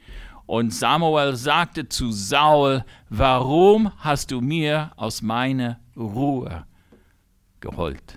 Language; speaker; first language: German; non-native, fluent; English